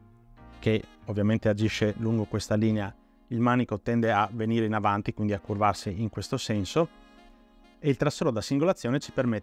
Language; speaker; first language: Italian; native; Italian